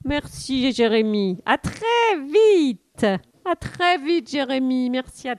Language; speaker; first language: French; native; French